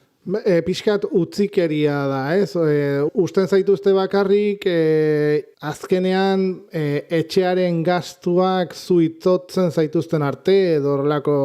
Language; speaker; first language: Basque; native; Basque